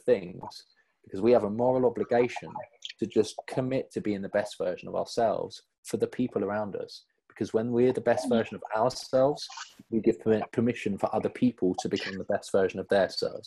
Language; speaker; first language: English; native; English